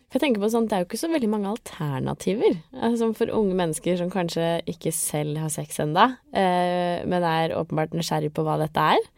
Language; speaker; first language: Norwegian; native; Norwegian